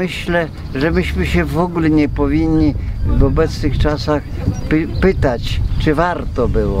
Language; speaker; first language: Polish; native; Polish